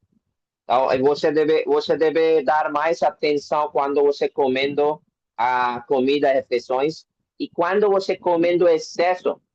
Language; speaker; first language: Portuguese; non-native, learner; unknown